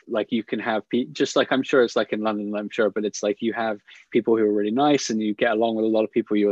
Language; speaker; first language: English; native; English